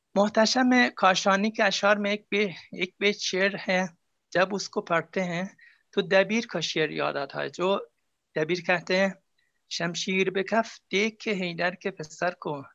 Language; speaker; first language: Urdu; non-native, fluent; Azerbaijani